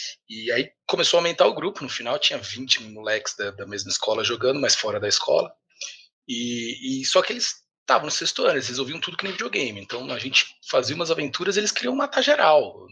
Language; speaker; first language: Portuguese; native; Portuguese